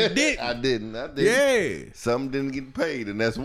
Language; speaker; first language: English; native; English